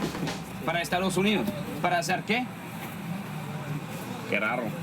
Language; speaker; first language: Spanish; non-native, learner; French